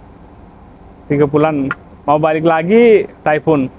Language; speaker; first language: Indonesian; non-native, learner; Telugu